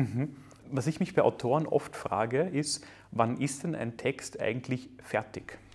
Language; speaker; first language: German; native; German